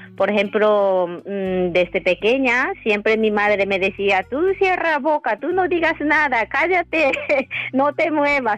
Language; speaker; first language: Spanish; non-native, fluent; Japanese